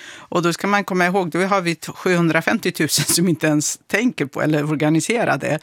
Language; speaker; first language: Swedish; early bilingual, other home language; Kurdish